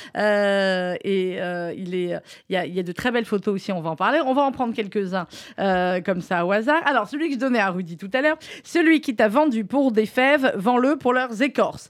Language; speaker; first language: French; native; French